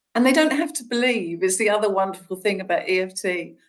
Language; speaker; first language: English; native; English